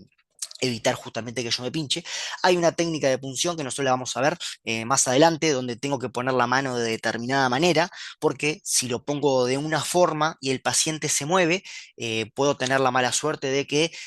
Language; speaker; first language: Spanish; native; Spanish